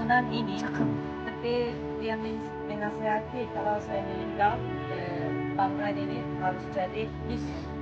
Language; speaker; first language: Indonesian; non-native, fluent; Turkish